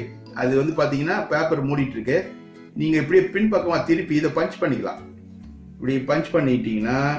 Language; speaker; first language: Tamil; native; Tamil